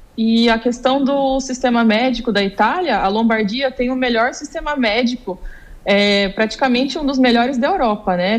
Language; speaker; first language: Portuguese; native; Portuguese